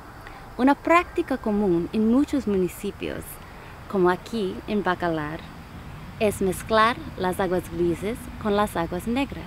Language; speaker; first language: Spanish; non-native, learner; English